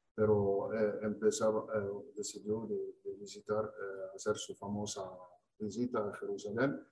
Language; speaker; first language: Spanish; non-native, fluent; Arabic